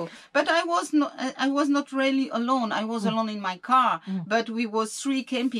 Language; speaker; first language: English; non-native, learner; French